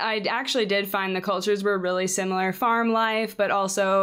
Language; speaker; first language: English; native; English